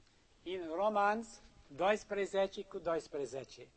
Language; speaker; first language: Romanian; non-native, learner; English